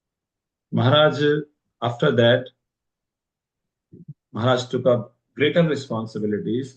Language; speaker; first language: English; non-native, local second language; Hindi